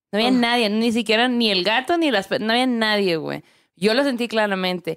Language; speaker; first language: Spanish; native; Spanish